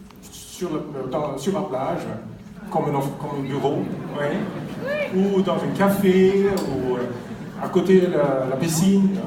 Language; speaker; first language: French; non-native, fluent; Swedish